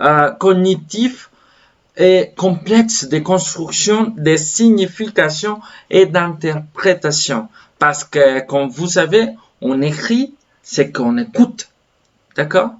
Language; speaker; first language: French; non-native, fluent; Spanish